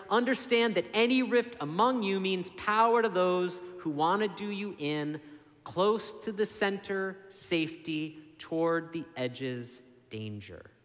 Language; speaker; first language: English; native; English